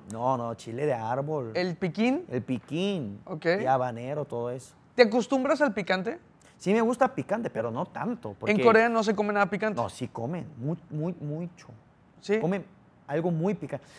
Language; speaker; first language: Spanish; early bilingual, other home language; Korean